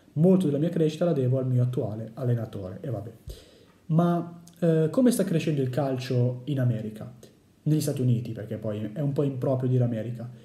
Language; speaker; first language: Italian; native; Italian